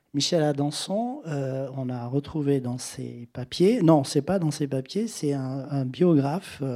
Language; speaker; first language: French; native; French